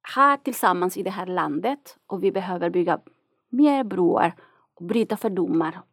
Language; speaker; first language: Swedish; non-native, fluent; Spanish